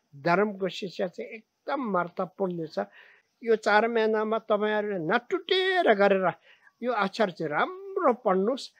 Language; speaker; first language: Nepali; non-native, local second language; Tibetan